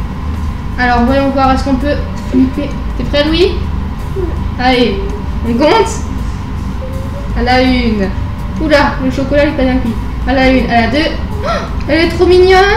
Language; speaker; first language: French; native; French